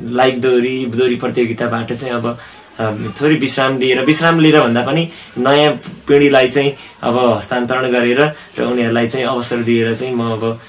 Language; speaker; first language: Nepali; native; Nepali